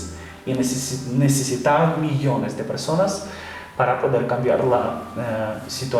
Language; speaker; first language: Spanish; non-native, fluent; Ukrainian